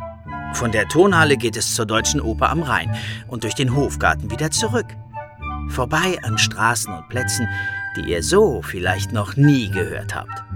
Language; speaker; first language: German; native; German